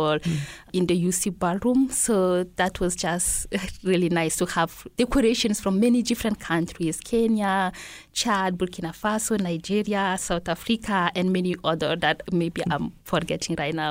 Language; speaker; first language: English; non-native, fluent; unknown